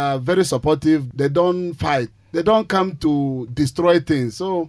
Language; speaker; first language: English; non-native, local second language; Igbo